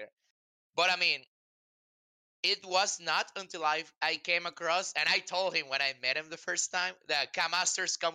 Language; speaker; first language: English; non-native, fluent; Spanish